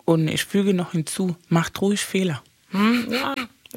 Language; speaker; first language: German; non-native, fluent; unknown